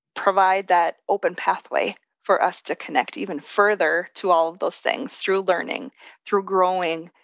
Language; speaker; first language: English; native; English